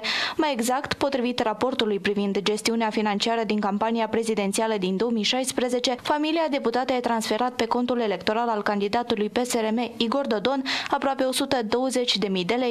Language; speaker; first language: Romanian; native; Romanian